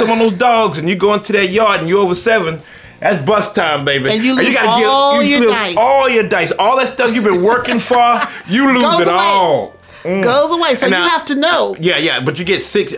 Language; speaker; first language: English; native; English